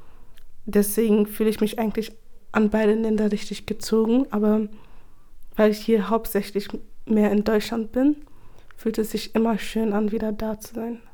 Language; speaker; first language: German; early bilingual, other home language; English